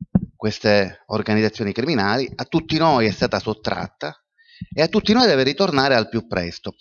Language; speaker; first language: Italian; native; Italian